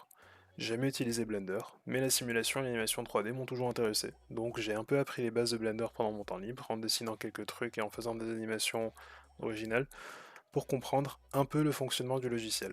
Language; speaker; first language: French; native; French